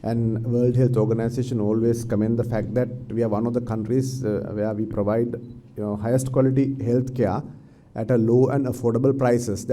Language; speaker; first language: English; non-native, local second language; Sinhala